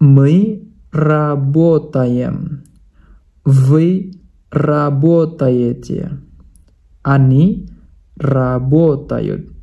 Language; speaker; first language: Russian; non-native, fluent; Indonesian